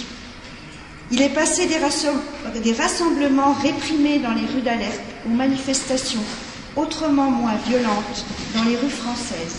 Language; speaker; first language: French; native; French